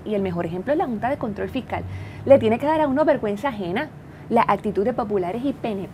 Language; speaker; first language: Spanish; native; Spanish